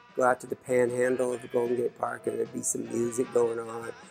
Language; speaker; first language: English; native; English